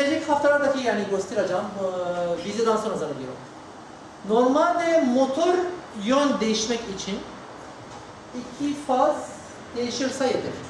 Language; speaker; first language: Turkish; non-native, learner; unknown